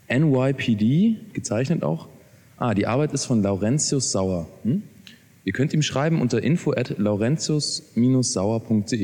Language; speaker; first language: German; native; German